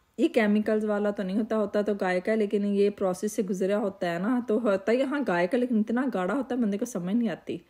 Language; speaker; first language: Urdu; native; Urdu